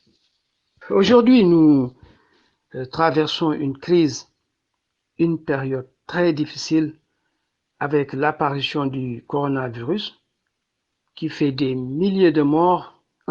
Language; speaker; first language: French; non-native, local second language; Wolof